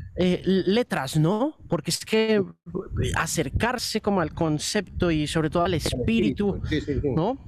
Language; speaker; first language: Spanish; native; Spanish